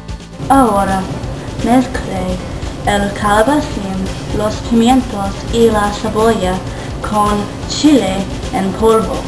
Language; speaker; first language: Spanish; non-native, learner; English